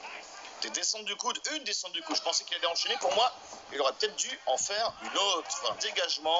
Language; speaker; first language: French; native; French